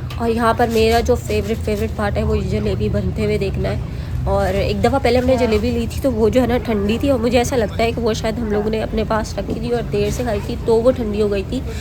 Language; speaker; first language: Urdu; native; Urdu